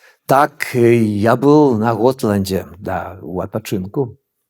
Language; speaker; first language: Russian; non-native, fluent; Swedish